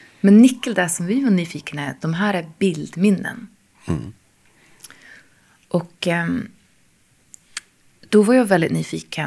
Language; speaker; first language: Swedish; non-native, fluent; English